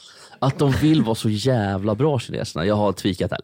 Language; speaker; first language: Swedish; native; Swedish